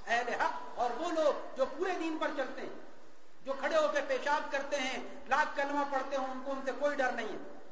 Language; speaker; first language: Urdu; native; Urdu